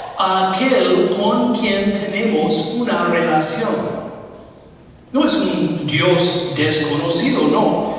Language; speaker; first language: Spanish; non-native, fluent; English